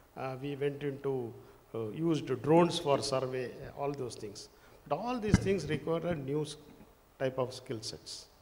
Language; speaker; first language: English; non-native, local second language; Tamil